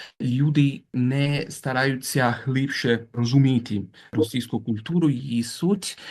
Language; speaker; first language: Ukrainian; non-native, fluent; Italian